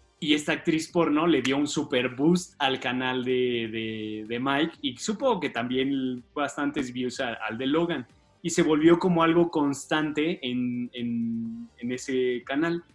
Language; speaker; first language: Spanish; native; Spanish